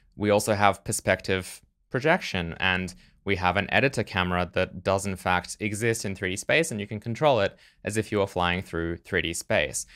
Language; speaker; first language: English; native; English